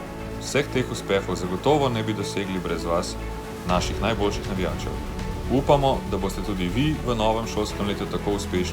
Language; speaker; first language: Slovenian; native; Slovenian